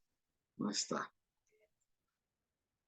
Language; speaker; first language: Portuguese; non-native, learner; Spanish